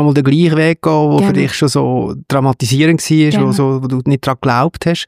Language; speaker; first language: German; native; German